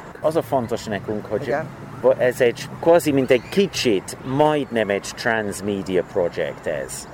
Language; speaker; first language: Hungarian; non-native, learner; English